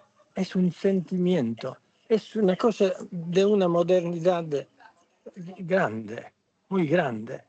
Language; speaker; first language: Spanish; non-native, fluent; Italian